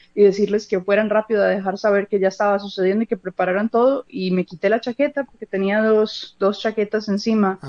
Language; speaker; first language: Spanish; native; Spanish